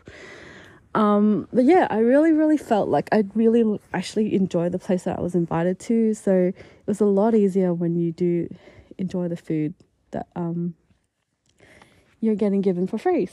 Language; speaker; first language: English; native; English